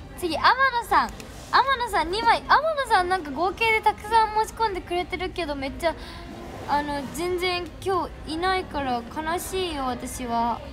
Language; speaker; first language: Japanese; native; Japanese